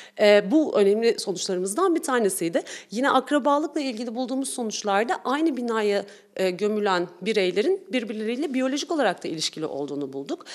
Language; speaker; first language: Turkish; native; Turkish